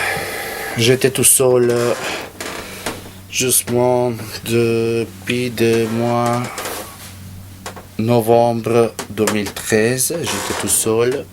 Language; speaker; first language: French; non-native, learner; Italian